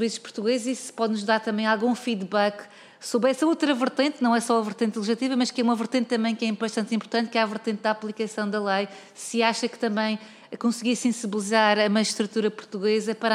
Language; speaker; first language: Portuguese; native; Portuguese